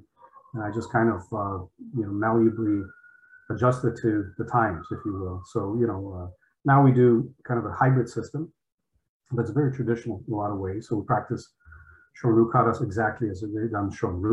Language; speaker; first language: English; early bilingual, other home language; Polish